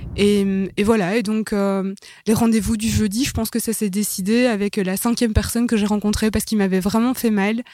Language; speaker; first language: French; native; French